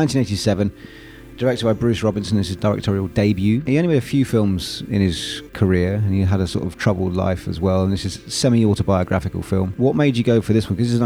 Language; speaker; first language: English; native; English